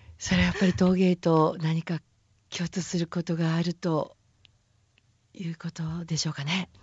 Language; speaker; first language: Japanese; native; Japanese